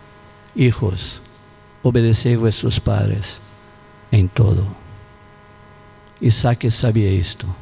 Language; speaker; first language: Spanish; non-native, learner; Portuguese